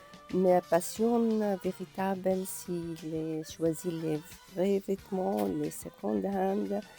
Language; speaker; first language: French; non-native, learner; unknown